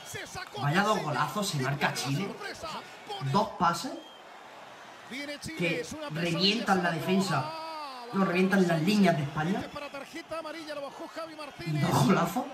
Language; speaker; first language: Spanish; native; Spanish